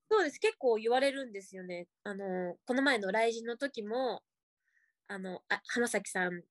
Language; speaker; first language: Japanese; native; Japanese